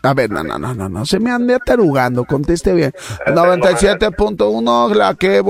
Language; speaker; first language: Spanish; native; Spanish